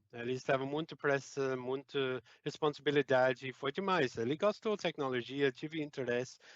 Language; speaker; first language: Portuguese; non-native, fluent; English